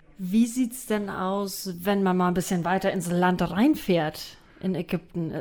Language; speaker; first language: German; native; German